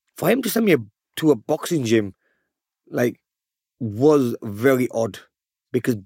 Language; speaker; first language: English; native; English